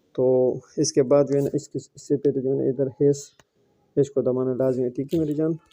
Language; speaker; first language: Urdu; non-native, local second language; Pashto